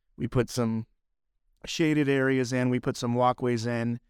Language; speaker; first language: English; native; English